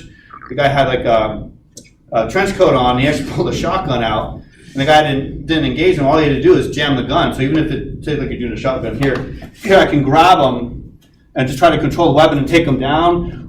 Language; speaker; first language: English; native; English